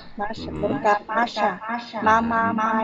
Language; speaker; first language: Russian; non-native, learner; Vietnamese